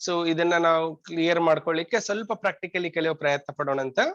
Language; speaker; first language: Kannada; native; Kannada